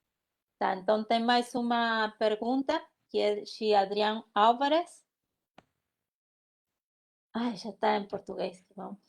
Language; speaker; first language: Portuguese; non-native, fluent; Spanish